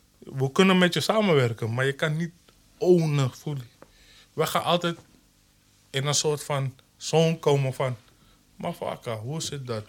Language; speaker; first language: Dutch; early bilingual, other home language; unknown